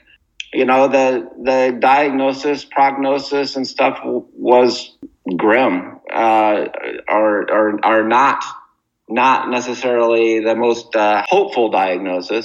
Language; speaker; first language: English; native; English